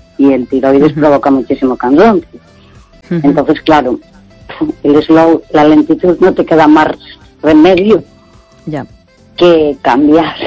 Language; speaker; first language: Spanish; native; Spanish